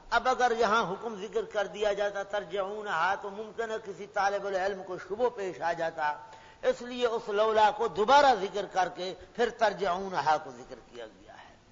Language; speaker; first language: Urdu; non-native, local second language; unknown